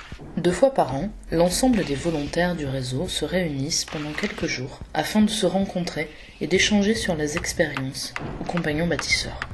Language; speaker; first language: French; native; French